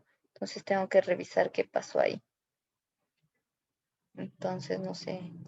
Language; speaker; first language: Spanish; native; Spanish